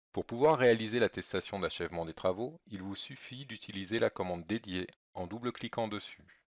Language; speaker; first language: French; native; French